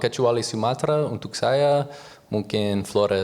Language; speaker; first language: Indonesian; non-native, learner; English